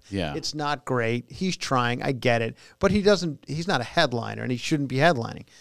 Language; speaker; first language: English; native; English